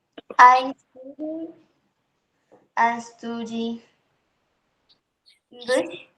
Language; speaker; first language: English; non-native, learner; Portuguese